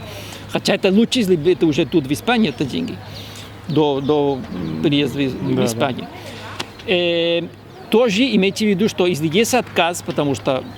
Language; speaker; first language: Russian; non-native, fluent; Spanish